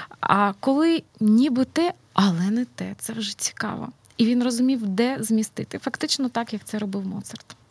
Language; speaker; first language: Ukrainian; native; Ukrainian